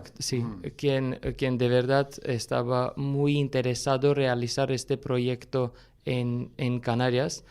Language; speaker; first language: Spanish; non-native, fluent; Armenian